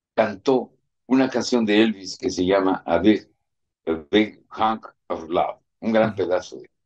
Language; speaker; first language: Spanish; native; Spanish